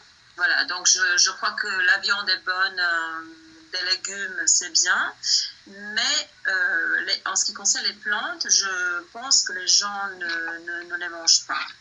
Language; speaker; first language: French; non-native, fluent; Bosnian